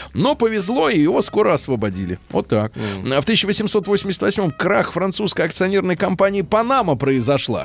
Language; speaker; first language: Russian; native; Russian